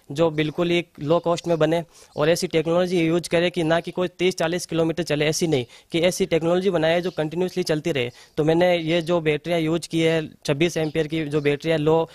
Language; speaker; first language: Hindi; native; Hindi